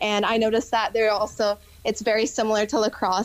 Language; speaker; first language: English; native; English